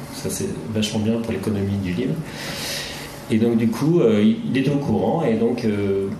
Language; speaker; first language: French; native; French